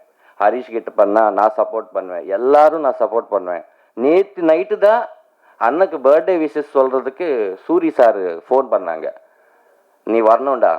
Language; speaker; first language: Tamil; non-native, local second language; Telugu